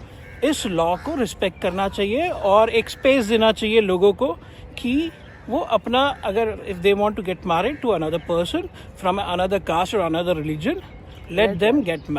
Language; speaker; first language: Hindi; non-native, local second language; Malayalam